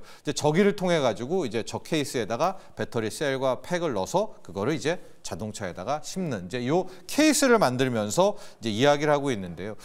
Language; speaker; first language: Korean; native; Korean